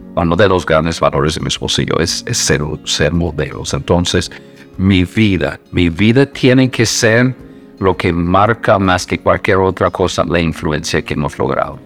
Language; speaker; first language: Spanish; non-native, fluent; English